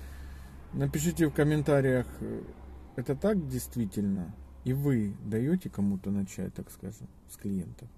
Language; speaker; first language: Russian; native; Russian